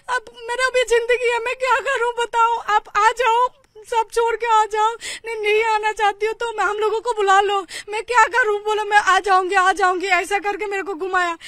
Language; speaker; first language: Hindi; non-native, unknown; Bangla